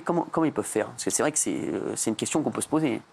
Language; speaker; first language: French; native; French